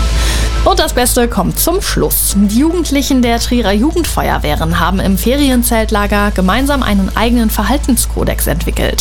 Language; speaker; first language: German; native; German